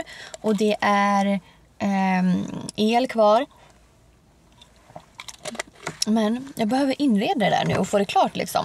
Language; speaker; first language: Swedish; native; Swedish